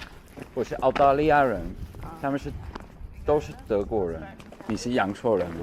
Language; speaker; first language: Chinese; non-native, learner; English